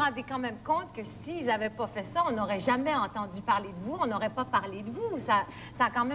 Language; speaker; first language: French; native; French